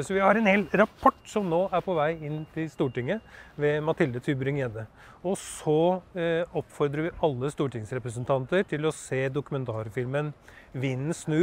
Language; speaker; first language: Norwegian; native; Norwegian